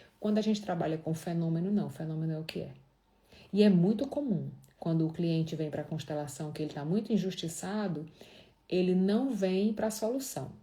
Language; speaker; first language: Portuguese; native; Portuguese